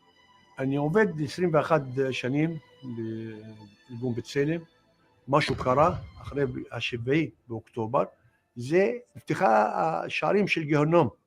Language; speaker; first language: Hebrew; non-native, local second language; Arabic